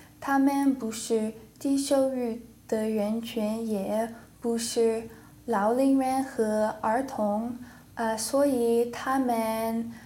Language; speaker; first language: Chinese; non-native, learner; English